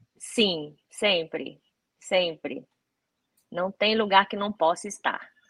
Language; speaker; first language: Portuguese; early bilingual, other home language; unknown